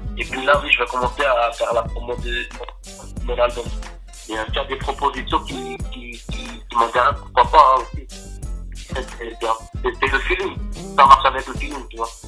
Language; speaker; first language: French; non-native, fluent; Portuguese